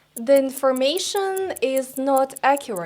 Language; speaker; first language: English; non-native, fluent; Vietnamese